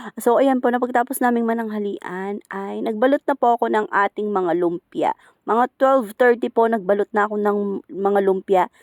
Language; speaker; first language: Filipino; native; Filipino